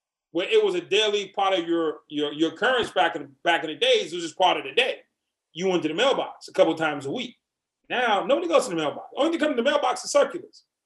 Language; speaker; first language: English; native; English